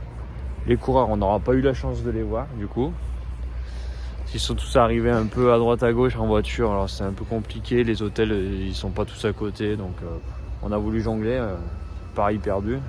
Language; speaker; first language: French; native; French